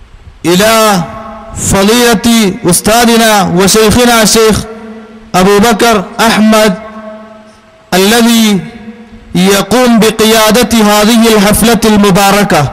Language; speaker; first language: Arabic; non-native, fluent; Malayalam